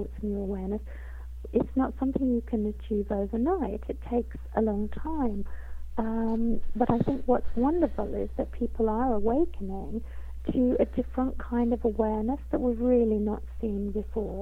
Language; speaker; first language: English; native; English